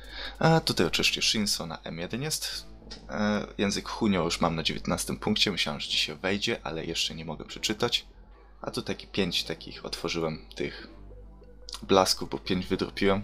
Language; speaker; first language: Polish; native; Polish